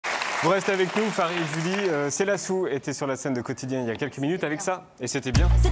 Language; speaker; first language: French; native; French